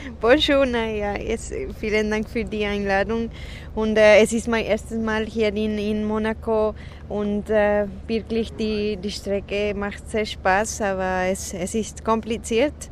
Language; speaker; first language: German; non-native, fluent; Spanish